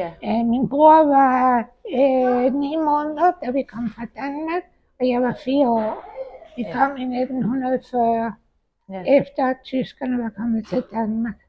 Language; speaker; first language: Danish; early bilingual, heritage; Danish